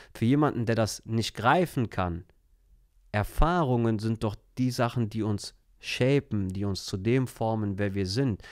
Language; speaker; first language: German; early bilingual, other home language; Turkish